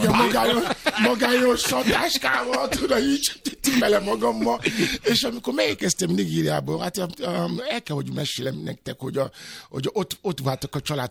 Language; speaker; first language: Hungarian; non-native, fluent; Yoruba